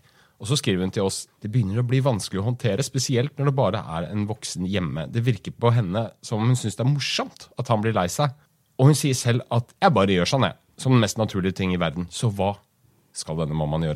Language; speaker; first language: Norwegian; native; Norwegian